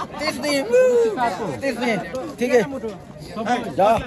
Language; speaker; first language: Hindi; non-native, learner; Malay